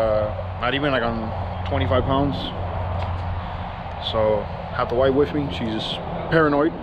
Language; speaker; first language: English; native; English